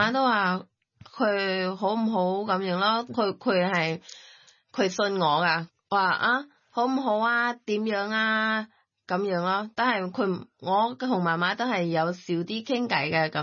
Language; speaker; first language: Cantonese; non-native, learner; Thai